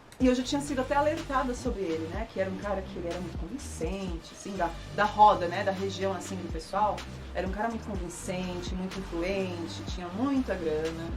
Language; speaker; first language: Portuguese; native; Portuguese